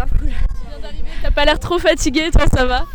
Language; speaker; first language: French; native; French